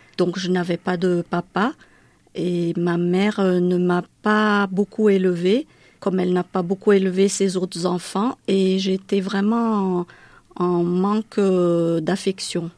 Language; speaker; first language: French; non-native, local second language; Malagasy